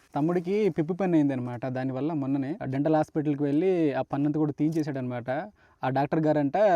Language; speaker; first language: Telugu; native; Telugu